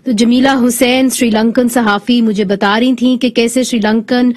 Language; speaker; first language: Urdu; native; Urdu